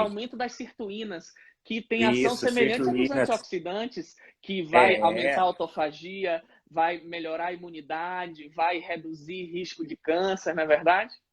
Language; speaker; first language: Portuguese; native; Portuguese